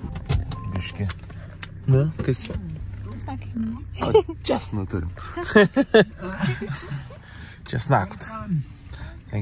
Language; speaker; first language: Lithuanian; native; Lithuanian